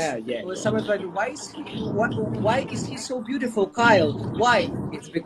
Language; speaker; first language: English; non-native, fluent; Ukrainian